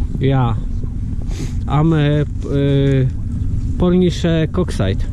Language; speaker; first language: German; non-native, learner; Polish